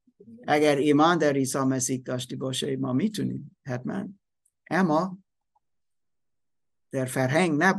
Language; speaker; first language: Persian; non-native, learner; German